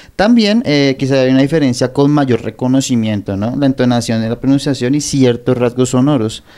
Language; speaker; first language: Spanish; native; Spanish